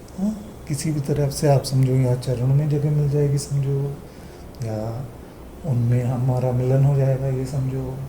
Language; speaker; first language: Hindi; early bilingual, heritage; Hindi